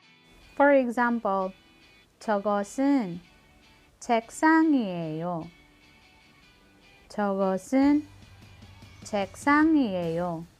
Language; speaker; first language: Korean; non-native, learner; Filipino